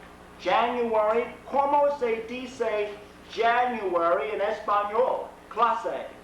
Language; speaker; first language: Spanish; non-native, fluent; English